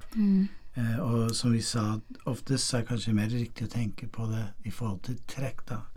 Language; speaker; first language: Norwegian; non-native, fluent; English